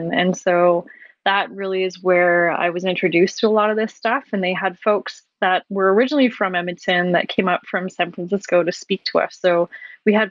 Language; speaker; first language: English; native; English